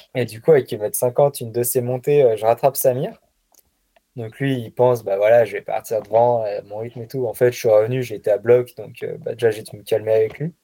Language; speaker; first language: French; native; French